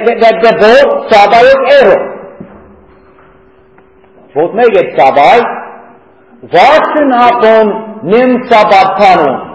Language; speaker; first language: Hungarian; non-native, fluent; English